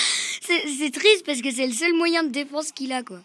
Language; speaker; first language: French; native; French